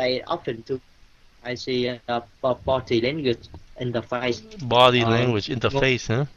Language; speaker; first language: English; non-native, learner; Vietnamese